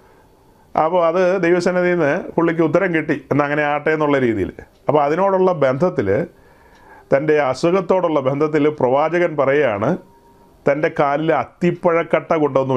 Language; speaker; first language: Malayalam; native; Malayalam